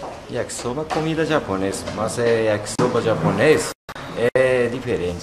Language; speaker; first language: Portuguese; non-native, learner; Japanese